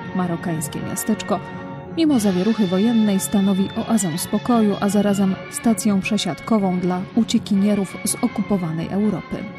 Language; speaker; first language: Polish; native; Polish